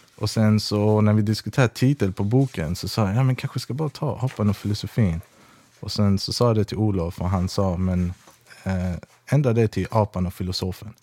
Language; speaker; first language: Swedish; early bilingual, other home language; Persian